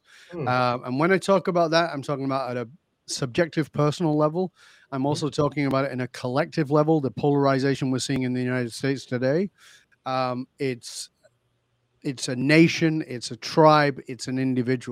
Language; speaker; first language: English; native; English